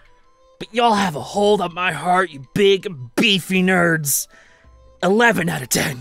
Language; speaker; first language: English; native; English